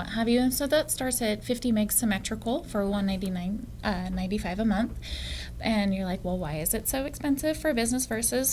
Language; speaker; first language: English; native; English